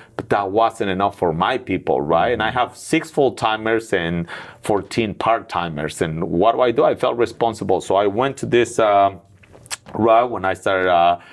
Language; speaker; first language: English; non-native, fluent; Spanish